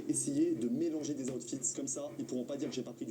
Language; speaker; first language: French; native; French